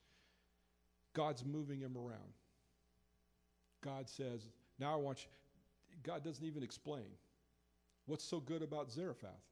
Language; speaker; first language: English; native; English